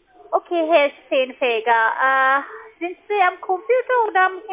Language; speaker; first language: German; non-native, learner; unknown